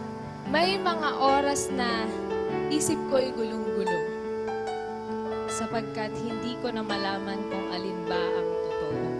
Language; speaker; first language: Filipino; native; Filipino